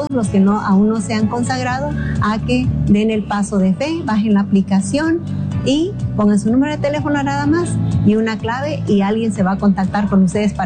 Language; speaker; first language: Spanish; native; Spanish